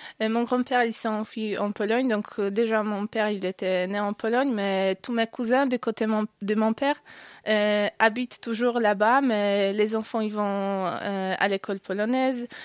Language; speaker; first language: French; non-native, fluent; Polish